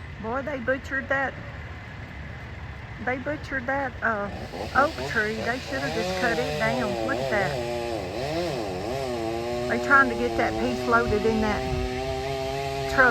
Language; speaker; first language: English; native; English